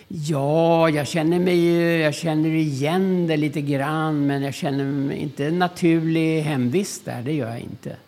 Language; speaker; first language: Swedish; early bilingual, other home language; German